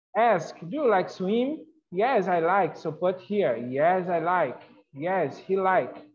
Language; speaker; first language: English; non-native, fluent; Portuguese